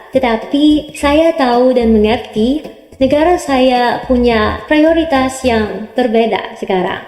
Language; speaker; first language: Indonesian; non-native, learner; Filipino